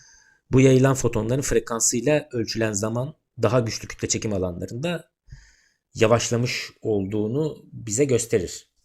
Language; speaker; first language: Turkish; native; Turkish